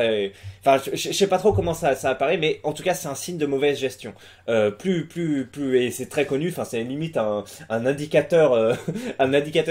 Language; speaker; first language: French; native; French